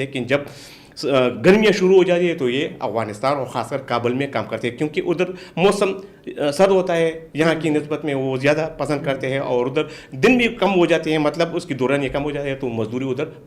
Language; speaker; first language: Urdu; non-native, local second language; Pashto